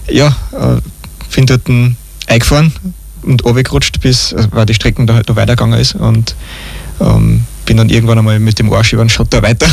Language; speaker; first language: German; native; German